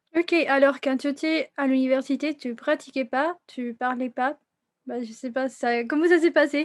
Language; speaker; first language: French; non-native, fluent; Spanish